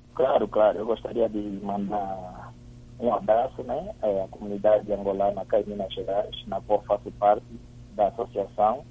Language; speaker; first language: Portuguese; native; Portuguese